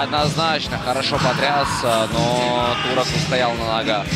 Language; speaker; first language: Russian; native; Russian